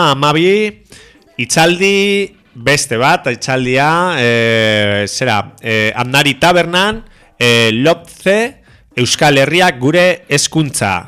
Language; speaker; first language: Basque; non-native, local second language; Spanish